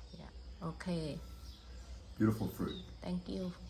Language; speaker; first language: English; non-native, learner; Thai